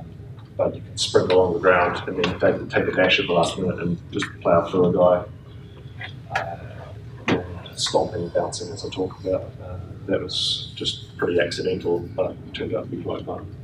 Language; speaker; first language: English; native; English